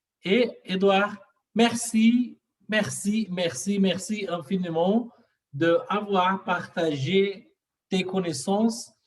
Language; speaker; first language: French; non-native, learner; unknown